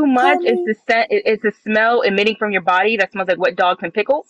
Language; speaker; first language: English; non-native, fluent; Spanish